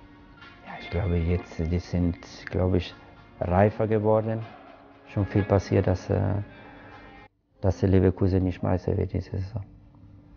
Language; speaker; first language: German; non-native, fluent; Italian